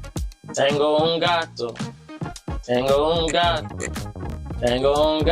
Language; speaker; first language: Spanish; non-native, learner; English